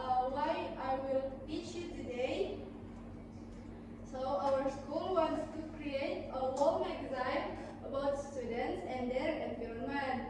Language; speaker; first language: English; non-native, learner; Indonesian